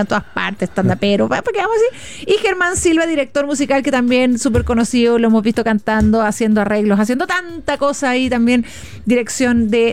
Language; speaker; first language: Spanish; native; Spanish